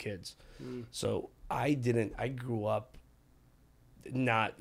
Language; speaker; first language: English; early bilingual, other home language; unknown